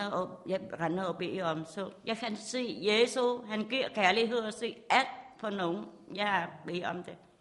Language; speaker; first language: Danish; non-native, learner; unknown